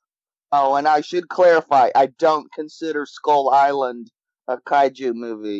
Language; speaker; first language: English; native; English